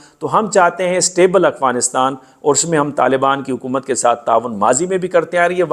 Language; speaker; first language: Urdu; non-native, local second language; Sindhi